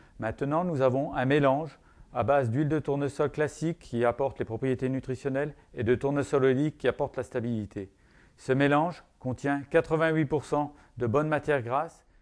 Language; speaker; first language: French; native; French